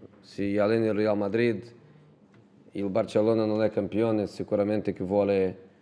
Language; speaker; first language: Italian; non-native, fluent; Portuguese